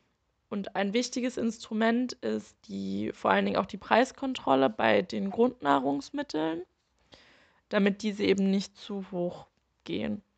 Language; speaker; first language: German; native; German